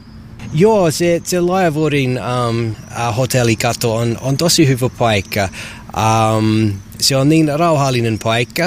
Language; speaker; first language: Finnish; non-native, learner; English